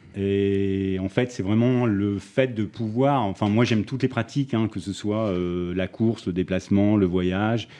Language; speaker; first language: French; native; French